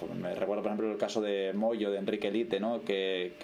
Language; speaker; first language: Spanish; native; Spanish